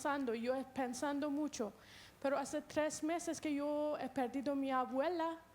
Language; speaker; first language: Spanish; non-native, learner; Persian